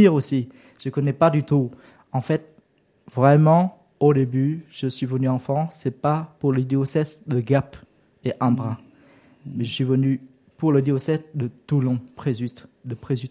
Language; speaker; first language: French; non-native, learner; Vietnamese